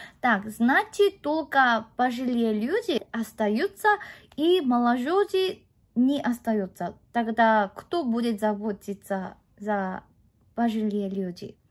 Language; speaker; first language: Russian; non-native, fluent; Korean